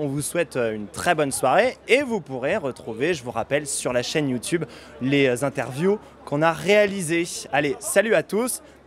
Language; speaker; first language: French; native; French